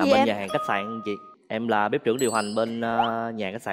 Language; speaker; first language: Vietnamese; native; Vietnamese